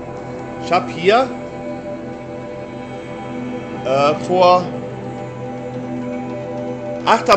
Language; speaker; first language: German; native; German